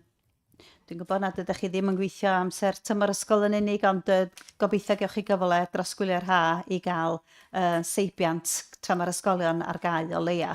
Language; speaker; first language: Welsh; native; Welsh